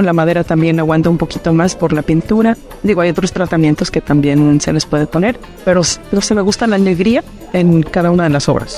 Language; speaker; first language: Spanish; native; Spanish